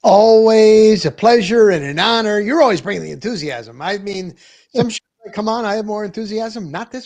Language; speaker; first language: English; native; English